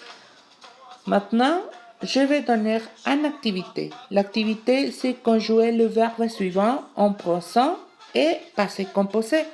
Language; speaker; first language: French; non-native, learner; Spanish